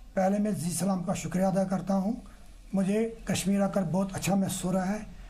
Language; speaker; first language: Hindi; non-native, local second language; Kashmiri